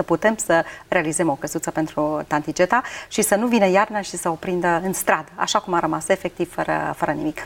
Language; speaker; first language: Romanian; native; Romanian